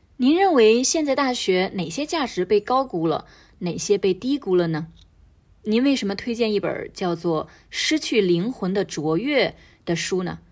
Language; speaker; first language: Chinese; native; Chinese